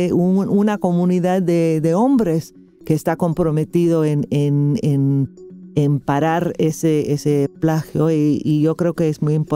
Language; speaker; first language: Spanish; non-native, fluent; English